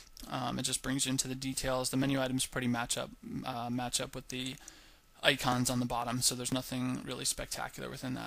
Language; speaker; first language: English; native; English